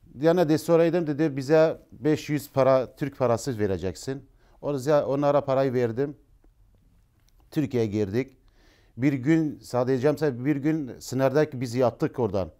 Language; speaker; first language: Turkish; non-native, learner; Arabic